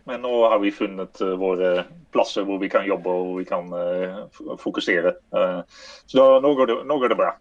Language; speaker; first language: Norwegian; non-native, fluent; Dutch